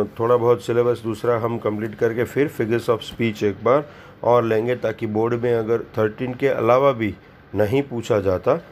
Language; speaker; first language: Hindi; non-native, local second language; Gujarati